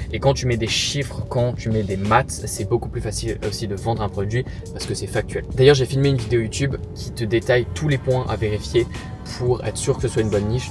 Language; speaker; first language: French; native; French